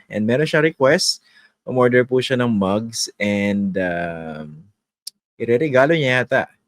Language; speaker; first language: Filipino; native; Filipino